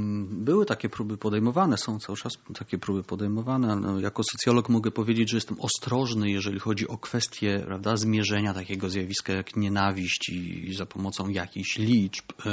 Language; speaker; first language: Polish; native; Polish